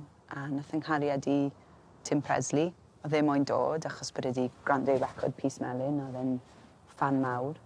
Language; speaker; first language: Welsh; native; Welsh